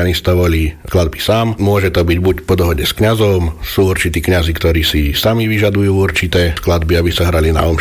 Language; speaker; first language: Slovak; native; Slovak